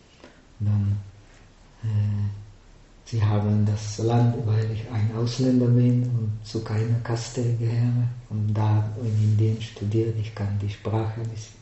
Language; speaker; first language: German; non-native, fluent; Czech